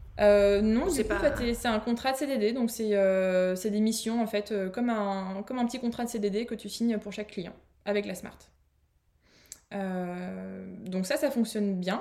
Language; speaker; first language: French; native; French